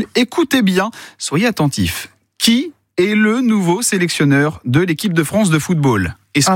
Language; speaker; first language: French; native; French